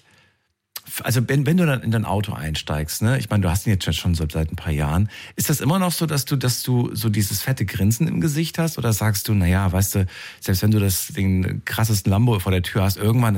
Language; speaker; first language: German; native; German